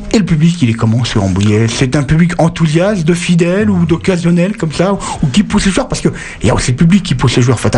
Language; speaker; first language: French; native; French